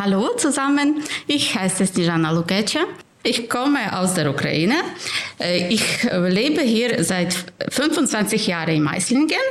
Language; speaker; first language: German; non-native, fluent; Ukrainian